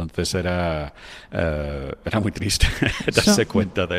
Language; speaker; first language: Spanish; non-native, fluent; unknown